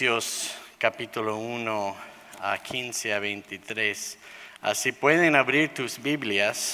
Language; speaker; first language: Spanish; non-native, fluent; English